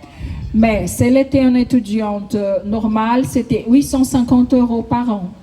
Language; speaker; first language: French; non-native, fluent; Portuguese